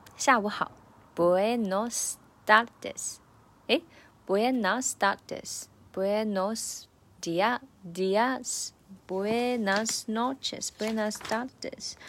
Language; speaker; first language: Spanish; non-native, learner; Chinese